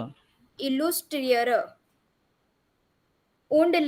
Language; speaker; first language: German; non-native, learner; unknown